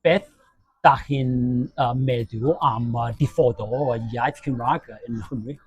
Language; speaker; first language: Welsh; non-native, learner; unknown